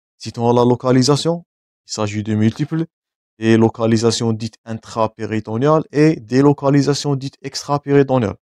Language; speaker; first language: French; non-native, local second language; Arabic